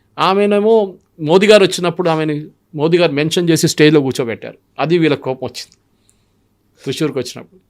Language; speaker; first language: Telugu; non-native, local second language; Malayalam